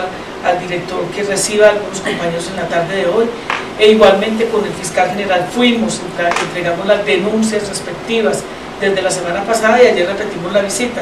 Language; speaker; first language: Spanish; native; Spanish